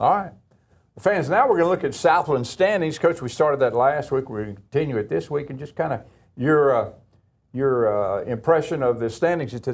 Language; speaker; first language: English; native; English